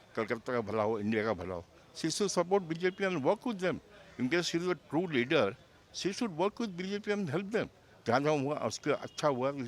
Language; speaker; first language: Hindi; non-native, local second language; Bangla